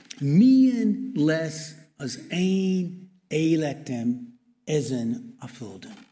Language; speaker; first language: Hungarian; non-native, learner; English